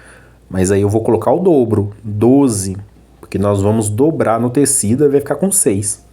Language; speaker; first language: Portuguese; native; Portuguese